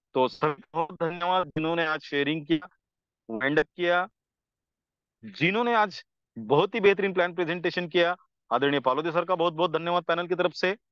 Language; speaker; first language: Hindi; non-native, local second language; Marathi